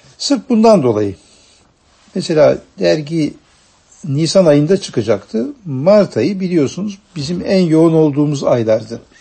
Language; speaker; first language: Turkish; native; Turkish